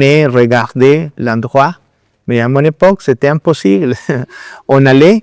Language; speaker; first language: French; non-native, fluent; Spanish